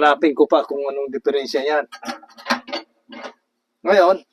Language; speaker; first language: Filipino; native; Filipino